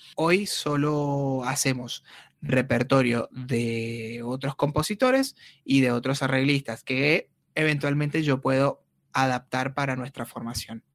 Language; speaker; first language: Spanish; native; Spanish